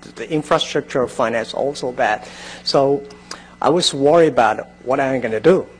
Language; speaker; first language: English; non-native, fluent; Chinese